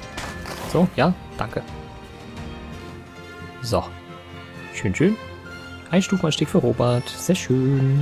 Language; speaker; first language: German; native; German